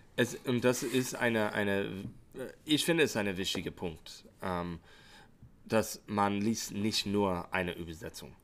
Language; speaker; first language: German; non-native, fluent; English